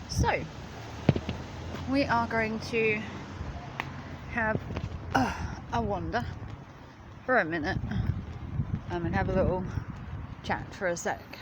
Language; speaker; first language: English; native; English